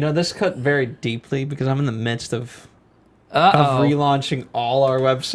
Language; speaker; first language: English; native; English